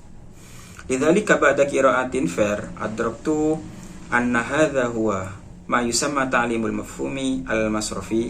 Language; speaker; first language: Arabic; non-native, learner; Indonesian